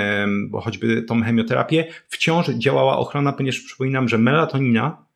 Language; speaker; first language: Polish; native; Polish